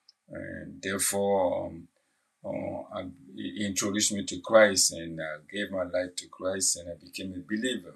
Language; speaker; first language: English; non-native, fluent; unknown